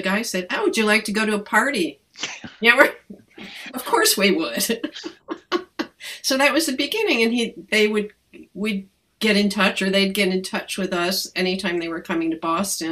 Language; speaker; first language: English; native; English